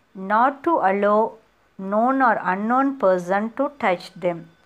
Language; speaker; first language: English; non-native, local second language; Tamil